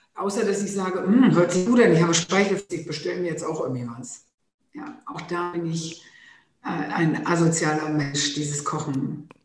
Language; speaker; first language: German; non-native, local second language; Low German